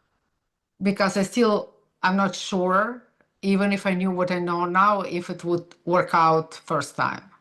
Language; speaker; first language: English; non-native, fluent; Russian